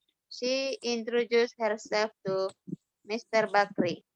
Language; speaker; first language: English; non-native, learner; Indonesian